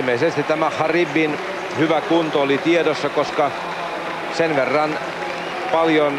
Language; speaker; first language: Finnish; native; Finnish